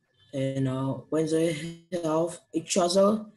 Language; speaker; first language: English; non-native, learner; Vietnamese